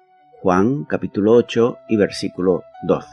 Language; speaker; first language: Spanish; native; Spanish